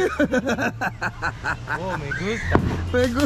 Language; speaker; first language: Spanish; non-native, learner; English